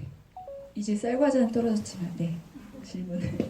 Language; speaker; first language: Korean; native; Korean